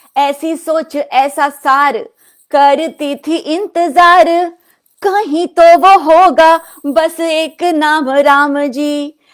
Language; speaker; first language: Hindi; non-native, local second language; Odia